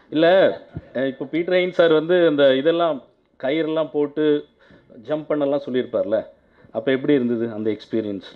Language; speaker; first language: Tamil; native; Tamil